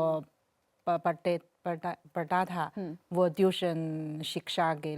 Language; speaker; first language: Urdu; non-native, learner; Chinese